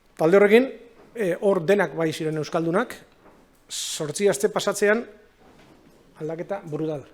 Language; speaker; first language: Basque; native; Basque